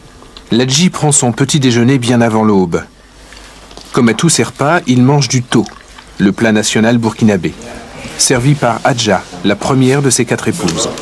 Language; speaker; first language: French; native; French